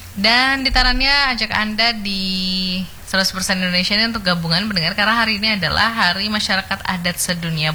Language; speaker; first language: Indonesian; native; Indonesian